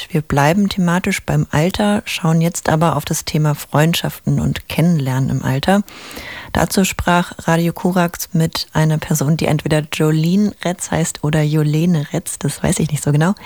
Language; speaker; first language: German; native; German